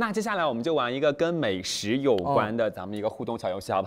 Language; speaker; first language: Chinese; native; Chinese